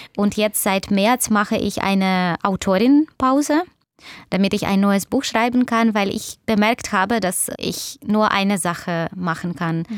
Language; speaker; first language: German; non-native, fluent; Russian